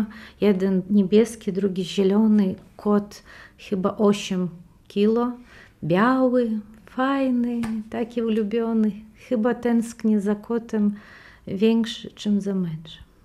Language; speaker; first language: Polish; non-native, learner; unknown